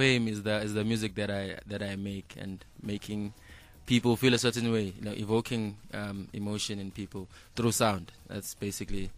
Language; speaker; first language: English; non-native, local second language; Zulu